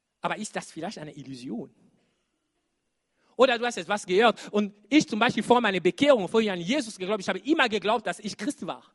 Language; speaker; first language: German; non-native, fluent; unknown